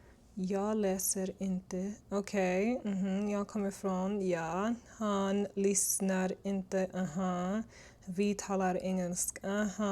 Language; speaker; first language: Swedish; non-native, learner; English